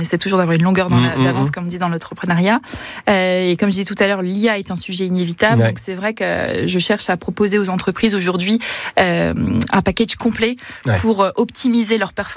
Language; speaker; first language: French; native; French